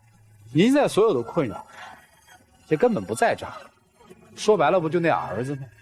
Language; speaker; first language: Chinese; native; Chinese